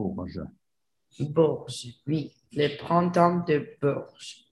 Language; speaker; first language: French; non-native, learner; Spanish